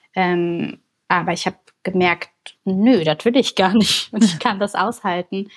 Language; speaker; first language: German; early bilingual, other home language; Bulgarian